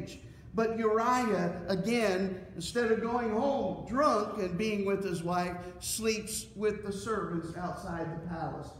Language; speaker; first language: English; native; English